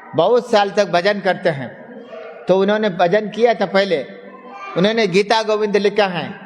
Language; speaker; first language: Hindi; non-native, local second language; Kannada